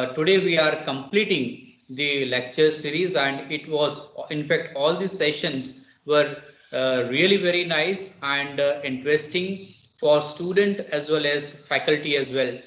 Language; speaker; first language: English; non-native, local second language; Gujarati